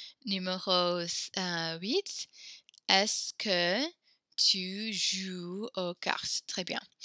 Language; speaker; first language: French; non-native, fluent; English